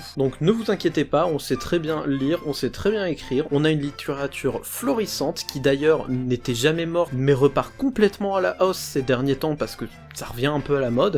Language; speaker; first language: French; native; French